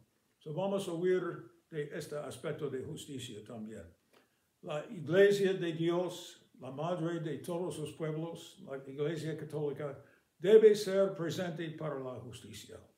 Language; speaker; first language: Spanish; non-native, fluent; English